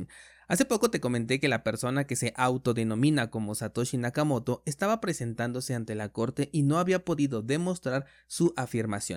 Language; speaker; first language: Spanish; native; Spanish